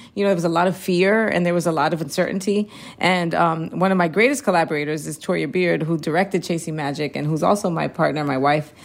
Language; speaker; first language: English; early bilingual, heritage; Spanish